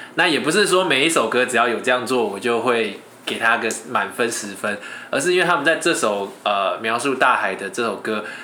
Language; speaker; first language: Chinese; non-native, local second language; Min Nan Chinese